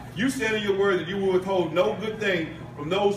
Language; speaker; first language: English; native; English